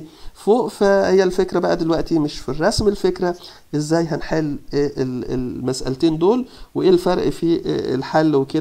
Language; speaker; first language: Arabic; native; Arabic